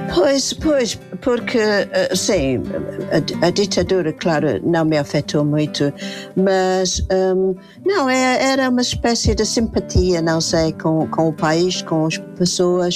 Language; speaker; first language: Portuguese; non-native, fluent; English